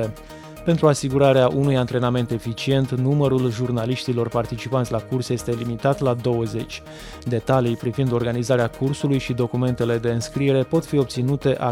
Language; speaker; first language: Romanian; native; Romanian